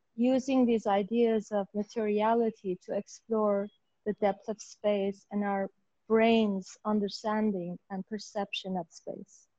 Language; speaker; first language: English; native; English